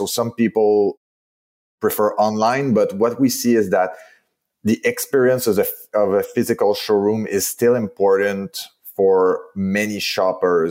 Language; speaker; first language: English; non-native, fluent; French